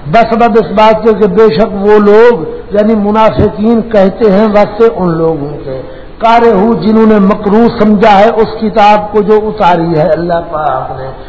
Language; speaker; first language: Urdu; non-native, local second language; Pashto